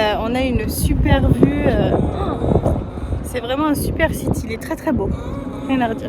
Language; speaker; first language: French; native; French